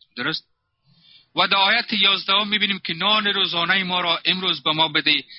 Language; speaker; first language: Persian; native; Persian